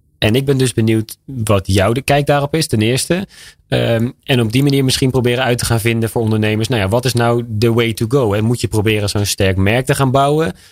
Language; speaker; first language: Dutch; native; Dutch